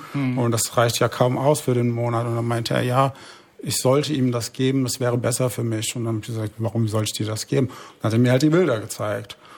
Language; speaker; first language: German; early bilingual, other home language; Arabic